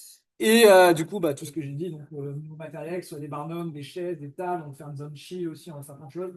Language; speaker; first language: French; native; French